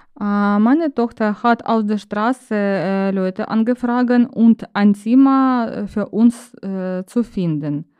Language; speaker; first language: German; non-native, learner; Ukrainian